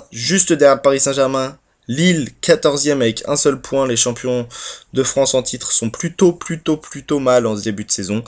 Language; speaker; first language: French; native; French